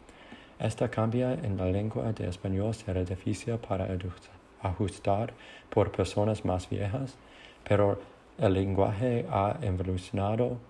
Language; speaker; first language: Spanish; non-native, learner; English